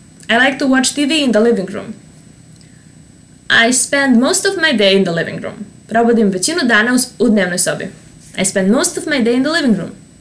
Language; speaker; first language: English; non-native, fluent; Serbian